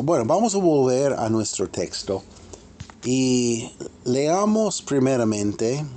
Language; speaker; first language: Spanish; non-native, fluent; English